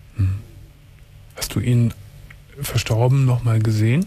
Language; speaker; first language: German; native; German